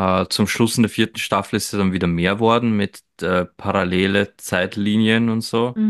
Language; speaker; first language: German; native; German